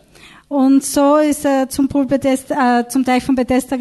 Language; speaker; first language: German; native; German